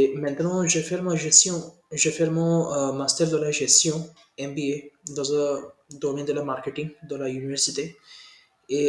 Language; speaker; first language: French; non-native, learner; Hindi